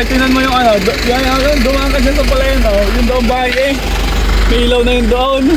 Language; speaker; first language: Filipino; native; Filipino